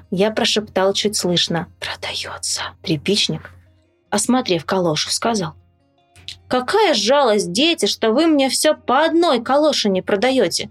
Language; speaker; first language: Russian; native; Russian